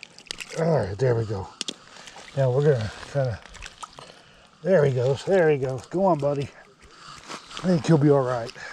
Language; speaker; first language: English; native; English